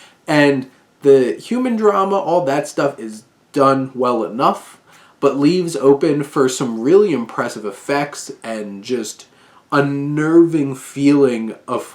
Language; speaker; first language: English; native; English